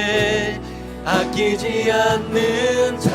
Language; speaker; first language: Korean; native; Korean